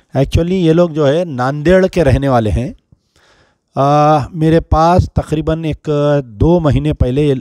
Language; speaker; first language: Hindi; non-native, local second language; Urdu